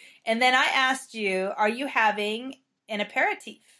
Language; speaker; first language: English; native; English